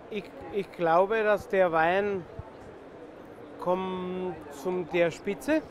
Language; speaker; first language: German; non-native, fluent; Czech